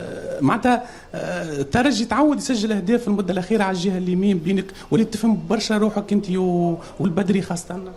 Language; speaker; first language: Arabic; native; Arabic